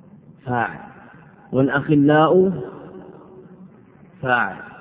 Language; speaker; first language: Arabic; native; Arabic